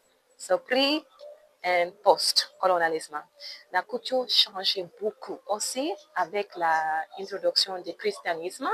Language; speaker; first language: French; non-native, learner; English